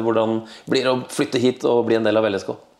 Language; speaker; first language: Norwegian; native; Norwegian